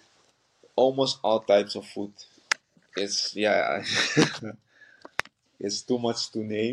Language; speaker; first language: English; non-native, fluent; Dutch